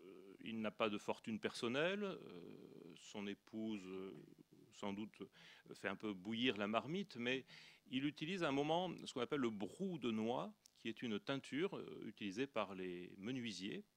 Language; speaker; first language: French; native; French